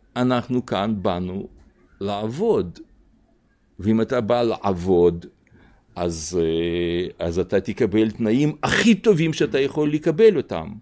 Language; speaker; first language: Hebrew; non-native, fluent; Russian